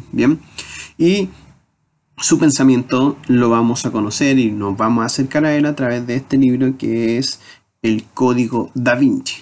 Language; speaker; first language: Spanish; native; Spanish